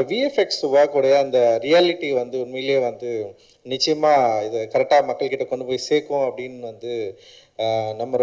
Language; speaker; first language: Tamil; native; Tamil